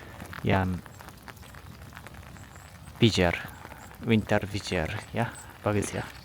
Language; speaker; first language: Indonesian; non-native, learner; Japanese